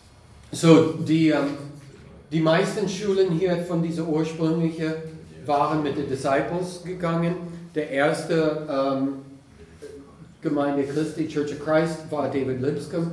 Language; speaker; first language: German; non-native, fluent; English